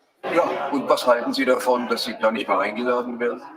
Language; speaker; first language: German; native; German